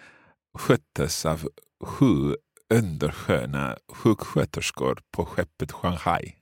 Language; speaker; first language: Swedish; non-native, learner; English